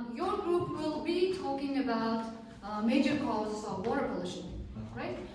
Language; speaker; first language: English; non-native, fluent; Mongolian